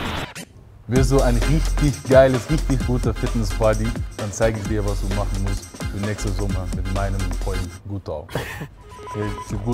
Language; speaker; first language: German; non-native, fluent; Dutch